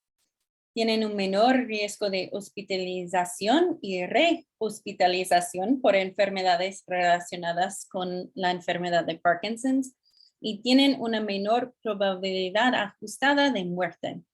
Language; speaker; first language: Spanish; non-native, fluent; English